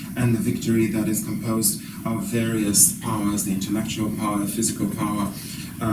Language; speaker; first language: English; non-native, fluent; Ukrainian